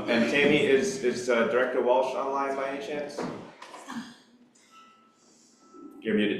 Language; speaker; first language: English; native; English